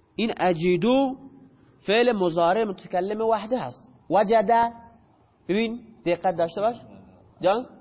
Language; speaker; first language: Persian; non-native, local second language; Baluchi